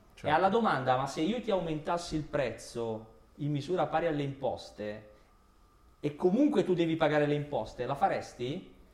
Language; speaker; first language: Italian; native; Italian